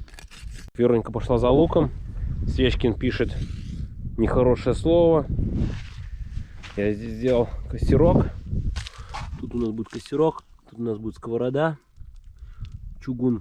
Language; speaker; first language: Russian; native; Russian